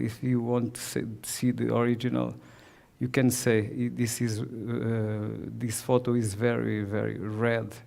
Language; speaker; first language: English; non-native, learner; Portuguese